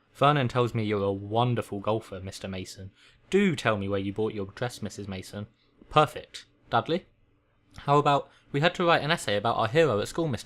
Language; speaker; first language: English; native; English